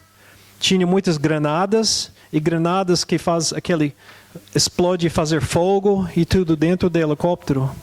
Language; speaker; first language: Portuguese; non-native, fluent; English